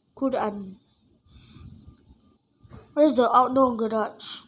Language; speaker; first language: English; non-native, local second language; Malay